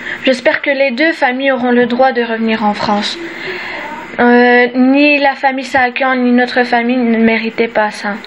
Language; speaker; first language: French; early bilingual, other home language; Armenian